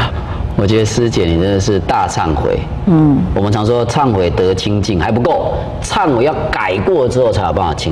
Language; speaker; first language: Chinese; native; Chinese